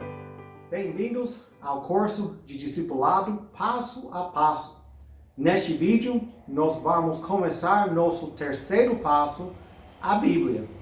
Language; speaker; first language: Portuguese; non-native, fluent; English